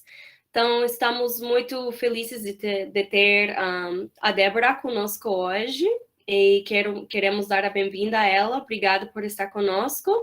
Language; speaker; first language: Portuguese; non-native, fluent; English